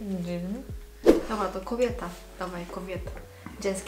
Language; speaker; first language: Polish; non-native, learner; Korean